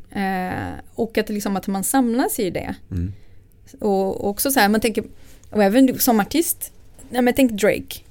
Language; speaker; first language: Swedish; non-native, fluent; Portuguese